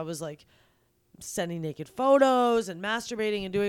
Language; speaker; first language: English; native; English